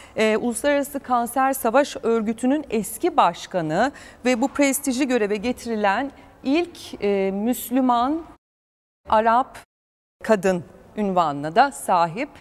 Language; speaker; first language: Turkish; native; Turkish